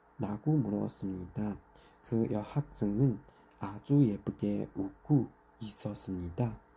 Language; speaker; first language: Korean; non-native, learner; Chinese